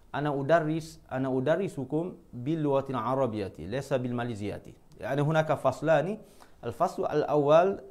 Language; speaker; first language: Arabic; non-native, fluent; Malay